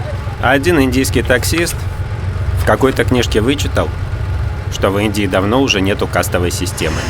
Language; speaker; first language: Russian; native; Russian